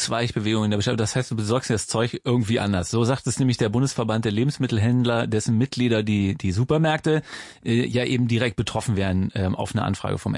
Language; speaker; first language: German; native; German